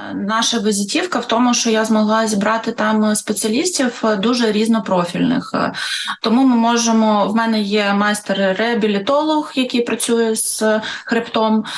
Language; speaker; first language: Ukrainian; non-native, local second language; Russian